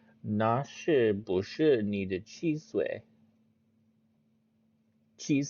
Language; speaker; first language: Chinese; non-native, learner; English